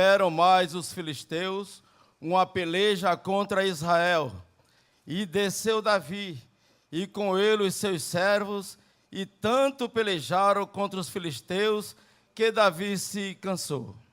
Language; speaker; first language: Portuguese; native; Portuguese